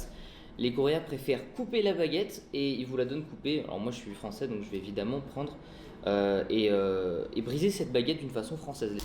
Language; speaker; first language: French; native; French